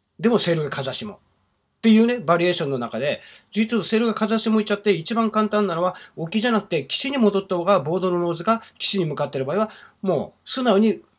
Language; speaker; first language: Japanese; native; Japanese